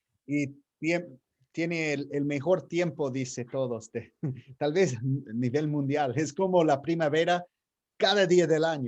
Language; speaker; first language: Spanish; non-native, fluent; English